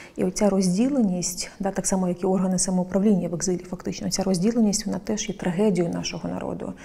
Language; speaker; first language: Ukrainian; non-native, local second language; Crimean Tatar